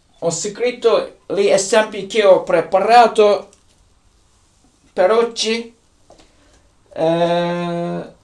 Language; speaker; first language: Italian; non-native, learner; Turkish